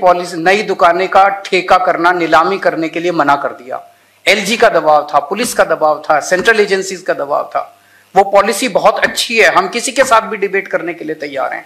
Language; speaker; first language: Hindi; native; Hindi